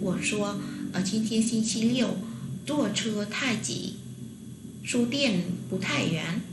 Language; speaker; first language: Chinese; non-native, learner; Vietnamese